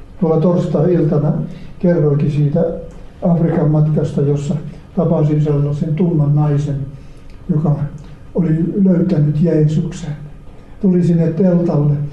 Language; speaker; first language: Finnish; native; Finnish